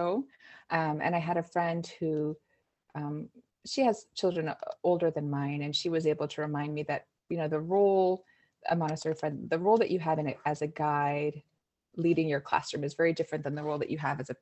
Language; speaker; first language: English; native; English